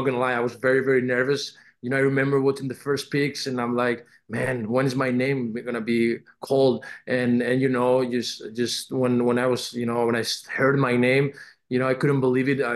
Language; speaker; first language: English; non-native, fluent; Spanish